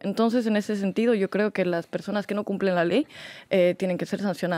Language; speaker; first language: Spanish; native; Spanish